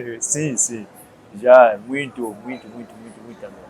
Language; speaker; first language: Portuguese; non-native, learner; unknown